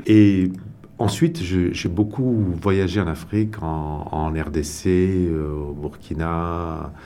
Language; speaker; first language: French; non-native, local second language; Tamil